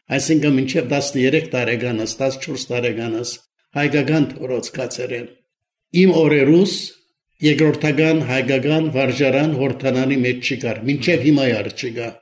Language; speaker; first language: Armenian; early bilingual, heritage; Armenian